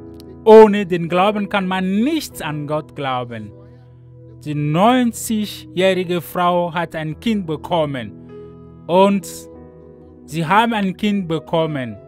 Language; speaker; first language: German; non-native, fluent; Ewe